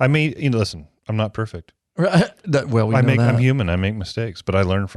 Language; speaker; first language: English; native; English